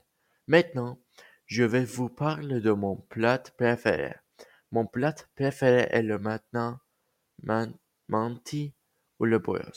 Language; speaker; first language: French; non-native, learner; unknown